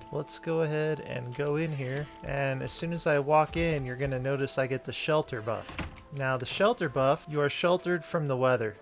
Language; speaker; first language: English; native; English